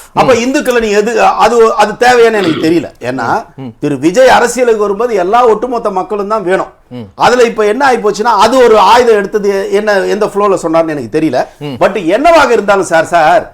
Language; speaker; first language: Tamil; native; Tamil